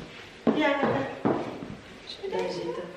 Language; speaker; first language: Dutch; non-native, learner; Filipino